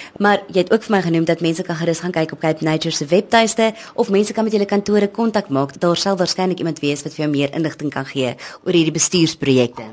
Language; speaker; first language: Afrikaans; native; Afrikaans